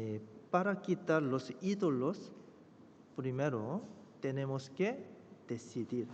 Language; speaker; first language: Spanish; non-native, fluent; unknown